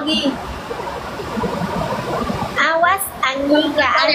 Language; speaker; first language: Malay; non-native, fluent; Vietnamese